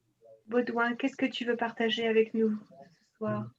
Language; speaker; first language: French; native; French